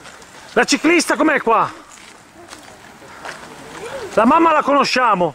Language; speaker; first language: Italian; native; Italian